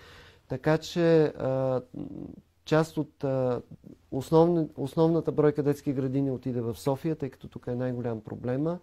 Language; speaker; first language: Bulgarian; native; Bulgarian